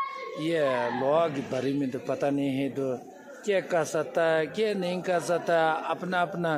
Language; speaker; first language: Hindi; non-native, local second language; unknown